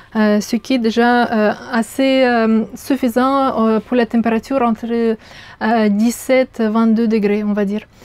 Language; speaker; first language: French; non-native, fluent; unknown